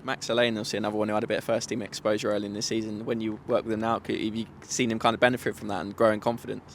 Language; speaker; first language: English; native; English